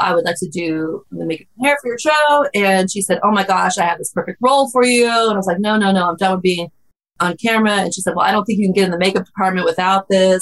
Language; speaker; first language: English; native; English